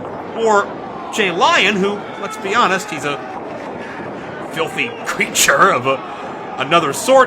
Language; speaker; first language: English; native; English